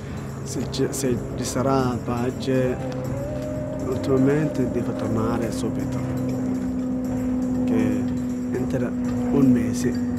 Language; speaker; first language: Italian; non-native, learner; Somali